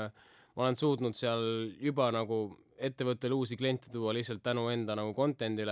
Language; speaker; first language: Estonian; native; Estonian